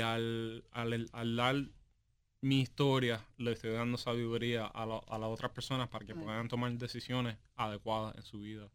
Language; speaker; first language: Spanish; native; Spanish